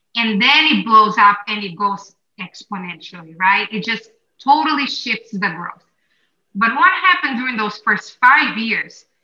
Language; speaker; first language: English; non-native, fluent; Portuguese